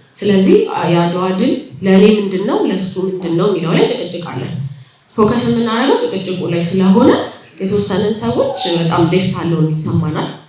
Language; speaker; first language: Amharic; native; Amharic